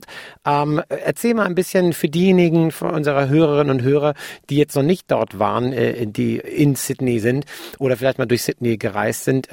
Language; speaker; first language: German; native; German